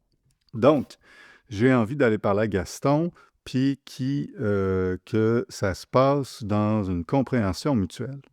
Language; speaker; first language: French; native; French